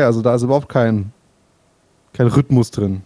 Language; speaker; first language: German; native; German